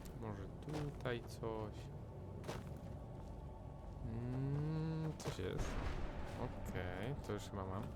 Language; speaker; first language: Polish; native; Polish